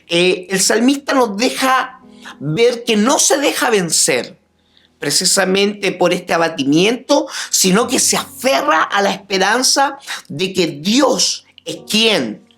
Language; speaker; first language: Spanish; native; Spanish